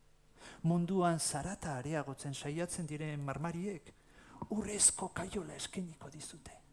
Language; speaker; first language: Basque; native; Basque